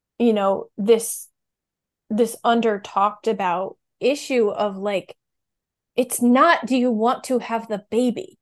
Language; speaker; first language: English; native; English